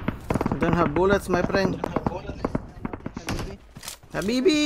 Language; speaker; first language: English; non-native, local second language; Filipino